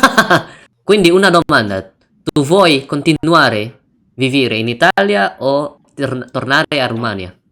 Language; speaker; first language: Italian; non-native, learner; Indonesian